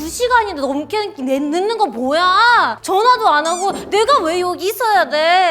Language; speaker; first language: Korean; non-native, fluent; Ukrainian